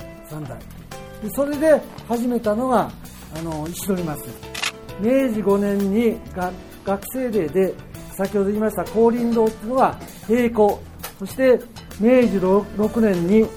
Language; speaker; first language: Japanese; native; Japanese